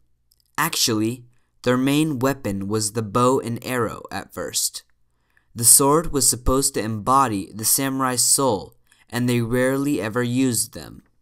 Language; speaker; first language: English; native; English